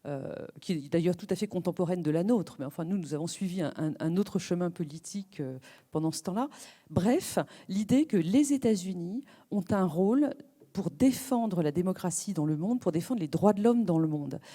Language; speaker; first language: French; native; French